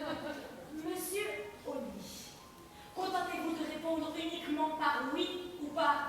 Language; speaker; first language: French; native; French